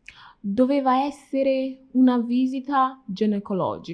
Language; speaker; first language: Italian; non-native, fluent; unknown